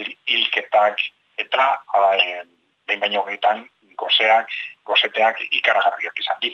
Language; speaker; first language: Basque; native; Basque